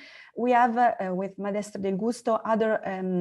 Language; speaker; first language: English; non-native, learner; Italian